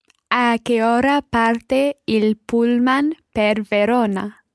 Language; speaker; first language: Italian; non-native, learner; English